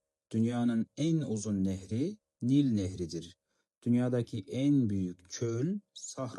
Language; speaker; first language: Turkish; non-native, fluent; Kazakh